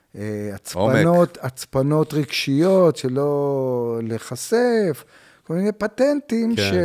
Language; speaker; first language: Hebrew; native; Hebrew